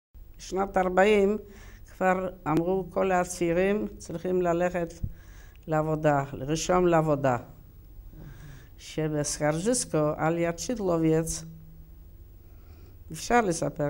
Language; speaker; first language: Hebrew; non-native, learner; Yiddish